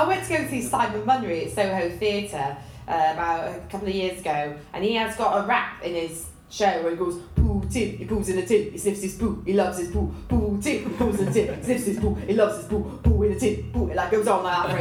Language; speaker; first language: English; native; English